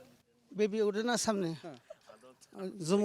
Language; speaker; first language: Hindi; non-native, learner; Bangla